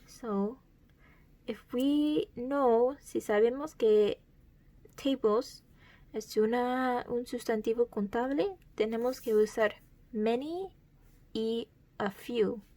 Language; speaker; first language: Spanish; early bilingual, heritage; Spanish